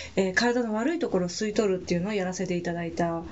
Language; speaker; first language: Japanese; native; Japanese